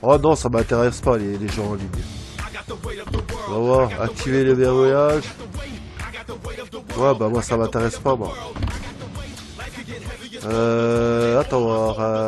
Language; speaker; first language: French; native; French